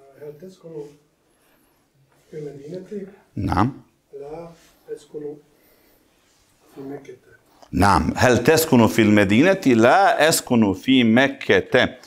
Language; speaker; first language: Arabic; non-native, fluent; Bosnian